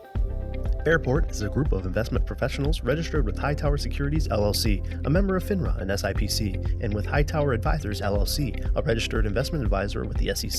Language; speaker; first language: English; native; English